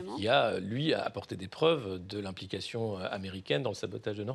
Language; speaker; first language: French; native; French